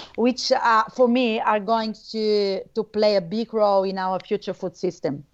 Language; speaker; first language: English; non-native, fluent; Bulgarian